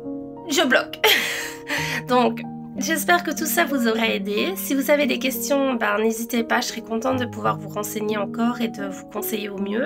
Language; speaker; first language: French; native; French